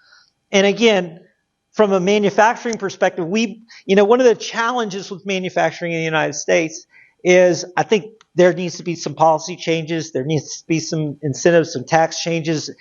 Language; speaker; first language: English; native; English